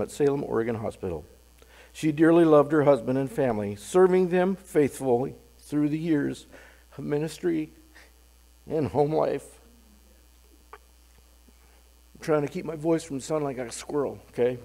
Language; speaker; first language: English; native; English